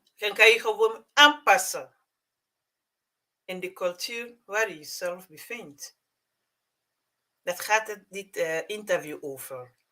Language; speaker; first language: Dutch; non-native, fluent; Mandingo